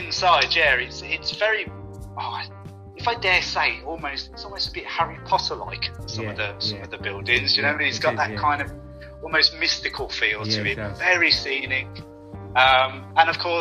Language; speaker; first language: English; native; English